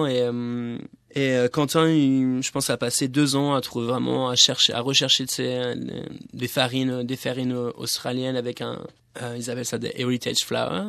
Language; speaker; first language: French; native; French